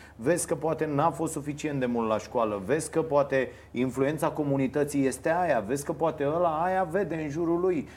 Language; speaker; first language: Romanian; native; Romanian